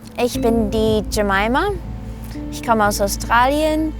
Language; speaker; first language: German; non-native, fluent; English